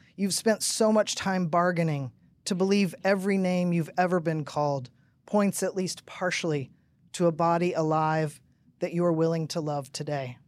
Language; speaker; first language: English; native; English